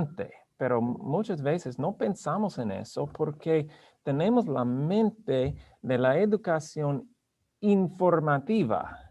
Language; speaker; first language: Spanish; non-native, learner; English